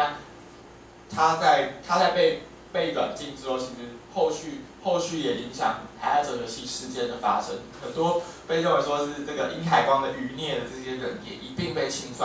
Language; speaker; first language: Chinese; native; Chinese